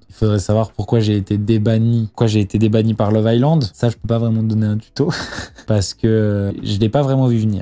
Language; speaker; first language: French; native; French